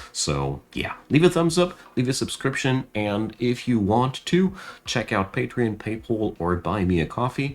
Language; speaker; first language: English; non-native, fluent; German